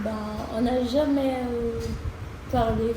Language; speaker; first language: French; non-native, learner; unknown